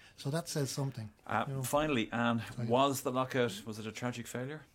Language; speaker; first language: English; native; English